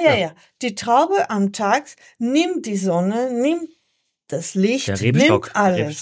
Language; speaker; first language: German; non-native, learner; French